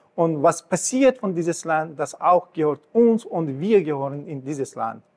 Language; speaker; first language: German; non-native, learner; Persian